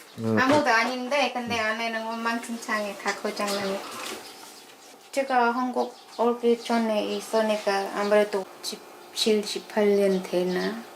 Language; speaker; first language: Korean; non-native, learner; Khmer